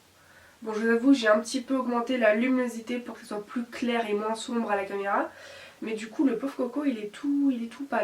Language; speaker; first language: French; native; French